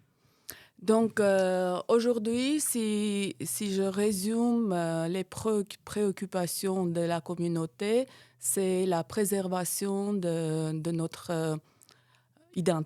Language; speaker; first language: French; non-native, fluent; Armenian